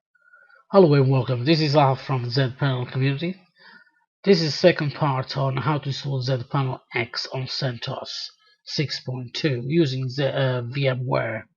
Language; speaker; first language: English; non-native, fluent; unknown